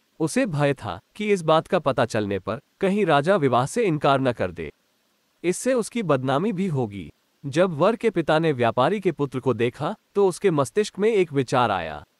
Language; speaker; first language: Hindi; non-native, local second language; Gujarati